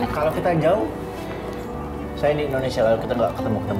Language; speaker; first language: Indonesian; native; Indonesian